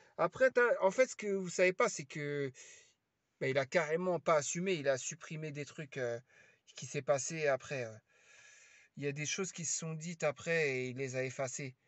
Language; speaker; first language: French; early bilingual, other home language; Lingala